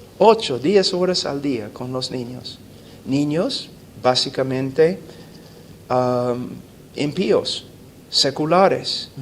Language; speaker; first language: Spanish; non-native, fluent; English